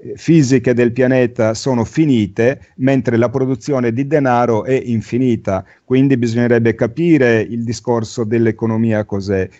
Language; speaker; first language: Italian; native; Italian